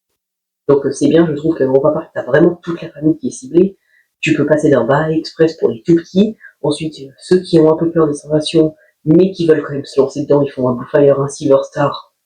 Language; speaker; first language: French; native; French